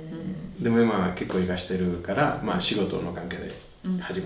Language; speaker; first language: Japanese; non-native, fluent; Spanish